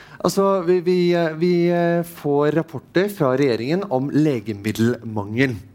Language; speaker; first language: Norwegian; non-native, fluent; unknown